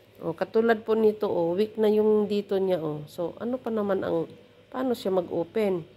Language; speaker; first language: Filipino; non-native, local second language; Cebuano